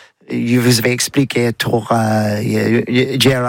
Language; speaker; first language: French; non-native, learner; English